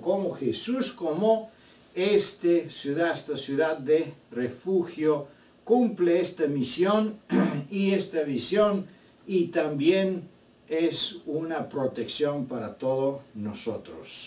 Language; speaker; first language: Spanish; non-native, fluent; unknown